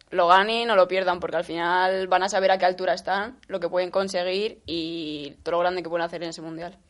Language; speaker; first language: Spanish; native; Spanish